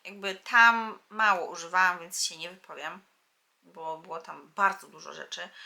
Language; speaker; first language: Polish; native; Polish